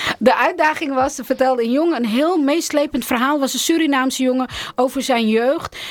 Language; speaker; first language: Dutch; early bilingual, other home language; Central Kurdish